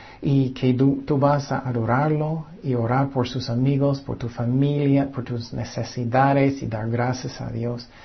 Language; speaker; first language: Spanish; non-native, fluent; English